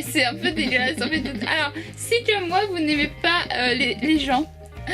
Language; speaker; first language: French; native; French